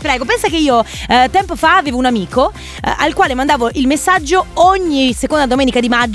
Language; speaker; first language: Italian; native; Italian